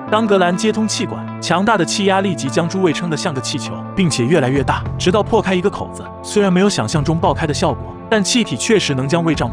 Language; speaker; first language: Chinese; native; Chinese